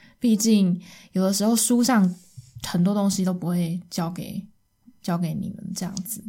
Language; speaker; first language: Chinese; native; Chinese